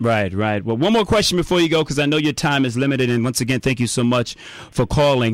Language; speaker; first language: English; native; English